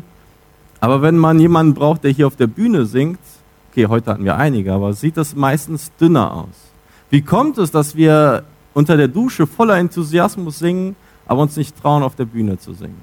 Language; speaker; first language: German; native; German